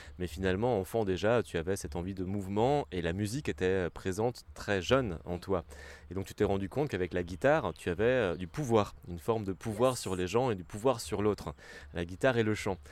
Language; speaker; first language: French; native; French